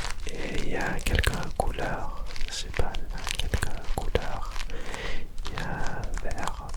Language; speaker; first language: French; non-native, learner; Dutch